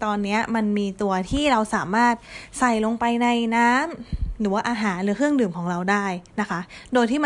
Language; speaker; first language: Thai; native; Thai